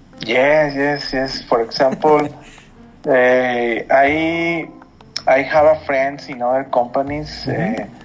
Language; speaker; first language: English; non-native, learner; Spanish